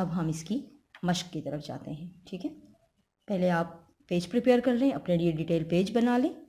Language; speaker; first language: Urdu; non-native, local second language; Pashto